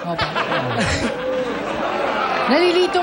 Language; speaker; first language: Filipino; non-native, learner; Japanese